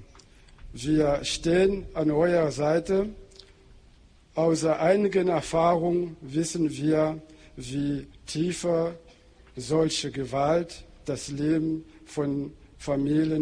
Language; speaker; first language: German; non-native, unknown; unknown